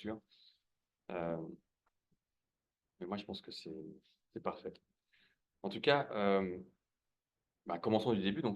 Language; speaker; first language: French; native; French